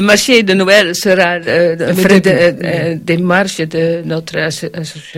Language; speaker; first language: French; non-native, learner; Dutch